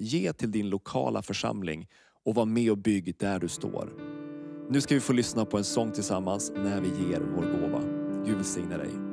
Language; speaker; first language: Swedish; native; Swedish